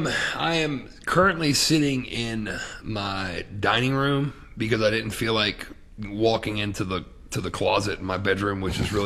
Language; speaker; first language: English; native; English